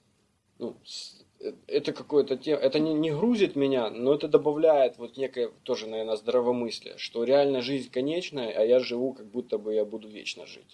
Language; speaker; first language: Russian; native; Russian